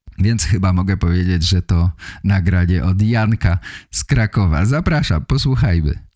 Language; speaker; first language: Polish; native; Polish